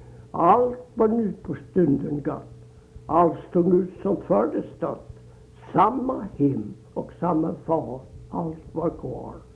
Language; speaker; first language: Swedish; early bilingual, heritage; Swedish